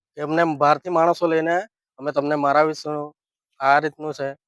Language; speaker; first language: Gujarati; non-native, local second language; Gamit